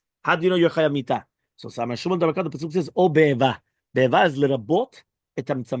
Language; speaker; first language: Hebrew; non-native, fluent; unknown